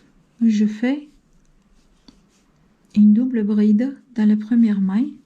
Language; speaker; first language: French; non-native, fluent; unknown